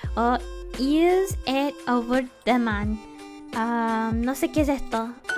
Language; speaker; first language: Spanish; native; Spanish